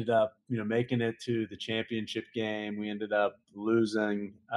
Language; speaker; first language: English; native; English